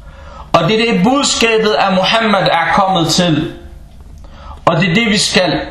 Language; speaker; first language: Danish; early bilingual, other home language; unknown